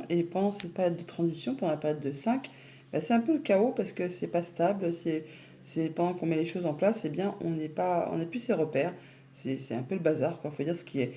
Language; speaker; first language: French; native; French